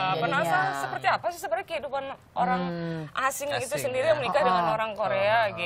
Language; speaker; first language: Indonesian; native; Indonesian